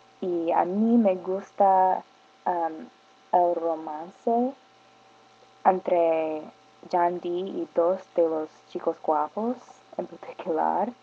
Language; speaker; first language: Spanish; non-native, learner; English